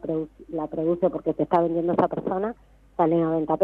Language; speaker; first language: Spanish; native; Spanish